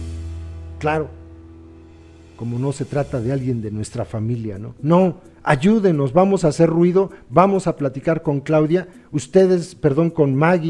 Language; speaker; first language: Spanish; native; Spanish